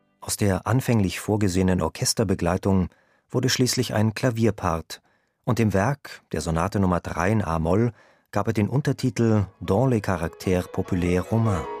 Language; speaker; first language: German; native; German